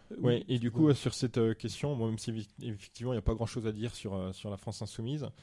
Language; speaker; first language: French; native; French